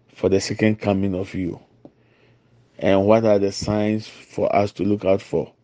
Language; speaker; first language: English; non-native, local second language; Akan